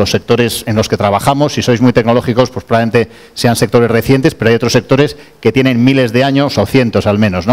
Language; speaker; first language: Spanish; native; Spanish